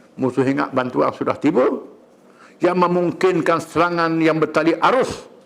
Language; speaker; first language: Malay; native; Malay